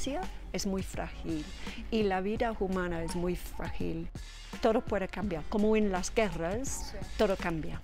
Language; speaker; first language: Spanish; non-native, fluent; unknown